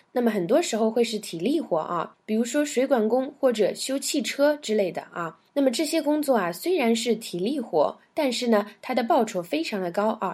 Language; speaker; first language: Chinese; native; Chinese